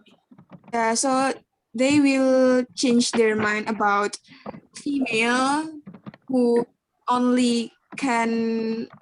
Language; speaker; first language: English; non-native, learner; Indonesian